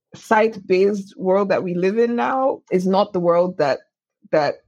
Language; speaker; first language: English; non-native, local second language; Yoruba